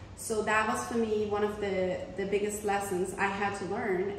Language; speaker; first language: English; non-native, fluent; German